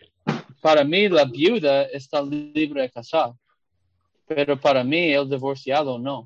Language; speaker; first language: Spanish; non-native, fluent; English